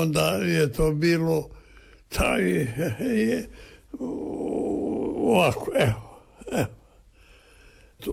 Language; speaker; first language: Serbian; native; Serbian